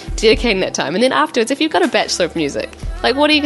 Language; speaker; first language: English; native; English